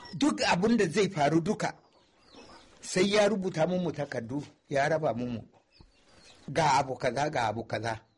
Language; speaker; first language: Hausa; non-native, local second language; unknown